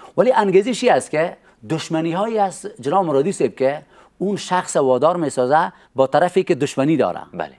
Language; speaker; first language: Persian; native; Persian